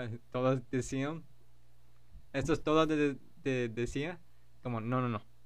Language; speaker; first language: Spanish; non-native, learner; English